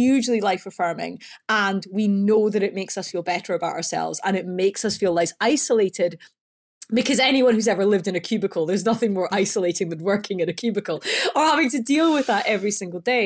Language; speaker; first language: English; native; English